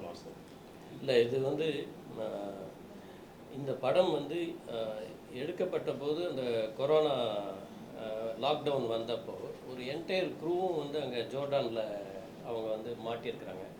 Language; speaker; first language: Tamil; native; Tamil